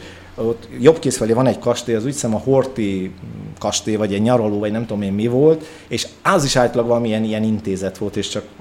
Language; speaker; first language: Hungarian; native; Hungarian